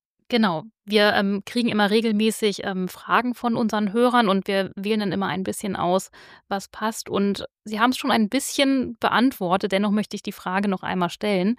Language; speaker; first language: German; native; German